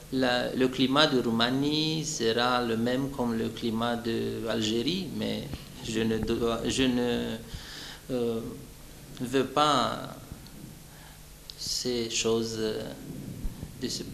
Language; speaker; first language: French; non-native, fluent; Romanian